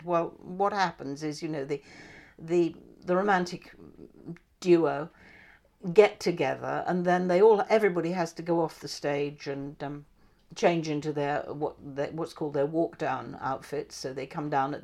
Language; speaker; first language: English; native; English